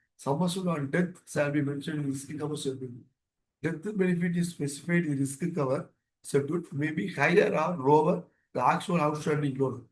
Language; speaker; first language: English; non-native, local second language; Tamil